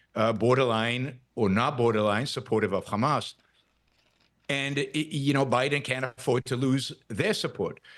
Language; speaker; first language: English; non-native, fluent; Hebrew